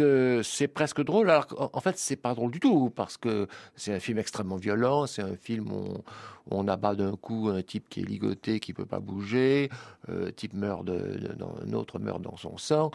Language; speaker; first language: French; native; French